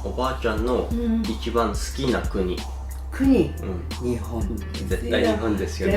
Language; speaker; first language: Japanese; early bilingual, heritage; English